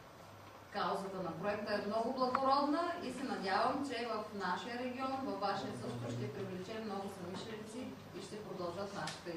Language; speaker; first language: Bulgarian; native; Bulgarian